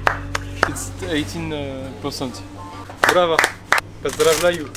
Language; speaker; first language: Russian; non-native, learner; French